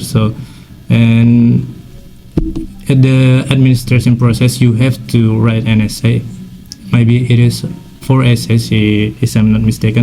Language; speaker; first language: English; non-native, fluent; Indonesian